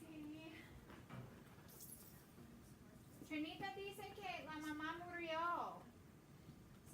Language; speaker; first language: Spanish; non-native, fluent; English